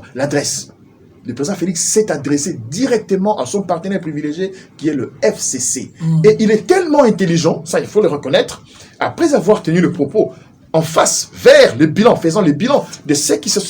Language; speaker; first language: French; non-native, local second language; Lingala